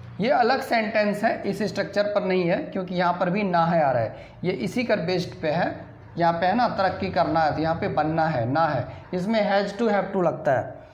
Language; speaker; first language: Hindi; native; Hindi